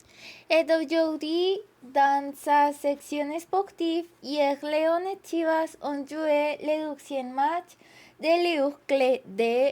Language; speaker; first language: French; non-native, learner; Spanish